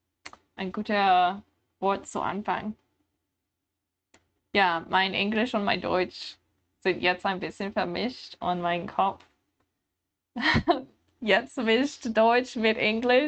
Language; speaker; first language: German; non-native, learner; English